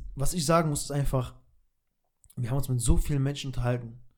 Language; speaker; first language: German; early bilingual, other home language; Albanian